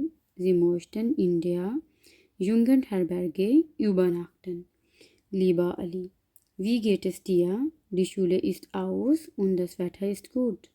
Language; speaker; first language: German; non-native, learner; Urdu